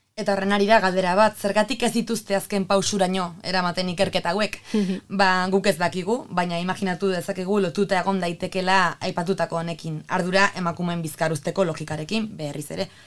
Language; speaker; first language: Basque; native; Basque